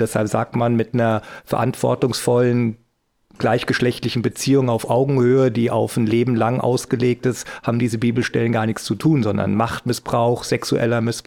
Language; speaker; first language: German; native; German